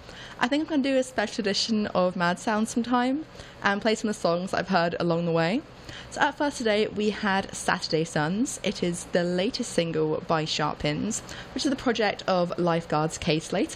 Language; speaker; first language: English; native; English